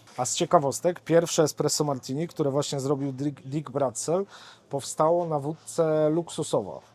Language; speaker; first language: Polish; native; Polish